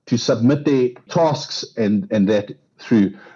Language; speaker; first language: English; non-native, local second language; Afrikaans